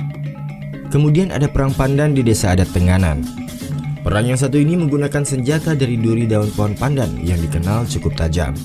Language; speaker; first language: Indonesian; native; Indonesian